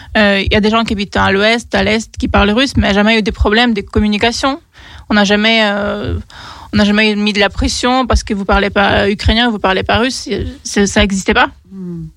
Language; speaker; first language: French; non-native, fluent; Ukrainian